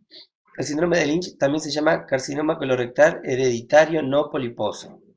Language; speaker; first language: Spanish; native; Spanish